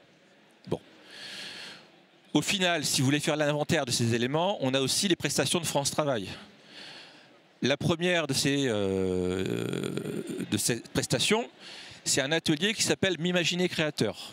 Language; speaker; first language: French; native; French